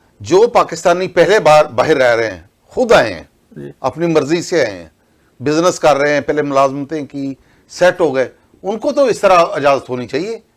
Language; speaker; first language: Urdu; non-native, local second language; Punjabi